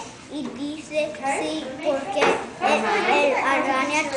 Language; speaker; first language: Spanish; non-native, learner; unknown